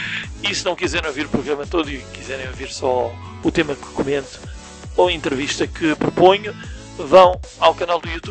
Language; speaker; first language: Portuguese; native; Portuguese